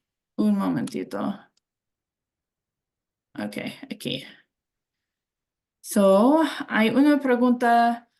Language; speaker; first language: Spanish; non-native, learner; English